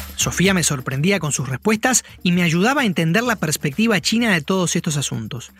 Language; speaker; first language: Spanish; native; Spanish